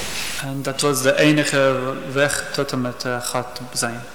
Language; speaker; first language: Dutch; non-native, learner; Persian